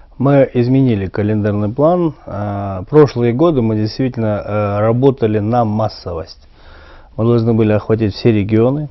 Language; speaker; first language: Russian; non-native, local second language; Kyrgyz